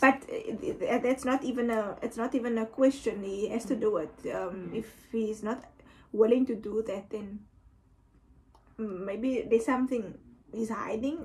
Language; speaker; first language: English; non-native, local second language; Afrikaans